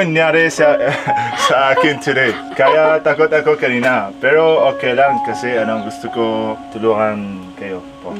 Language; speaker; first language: Filipino; non-native, learner; Arabic